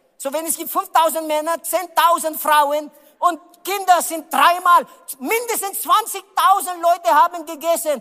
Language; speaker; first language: German; non-native, learner; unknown